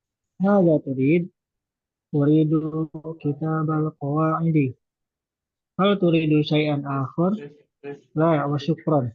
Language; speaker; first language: Arabic; non-native, learner; Indonesian